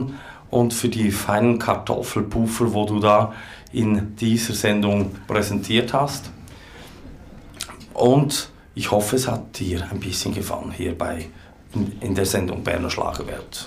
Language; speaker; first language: German; native; German